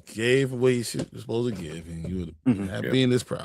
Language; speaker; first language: English; native; English